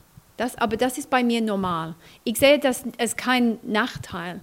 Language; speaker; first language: German; non-native, fluent; English